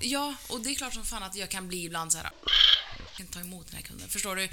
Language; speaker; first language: Swedish; early bilingual, other home language; Arabic